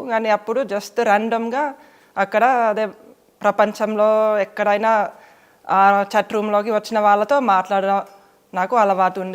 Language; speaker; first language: Telugu; non-native, fluent; Finnish